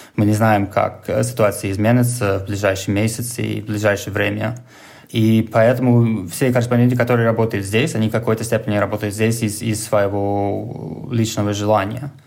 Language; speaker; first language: Russian; non-native, fluent; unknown